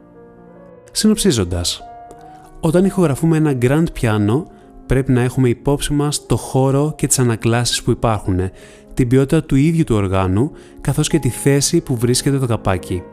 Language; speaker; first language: Greek; native; Greek